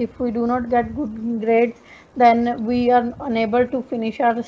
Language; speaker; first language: English; non-native, local second language; Punjabi